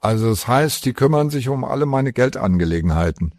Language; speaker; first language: German; native; German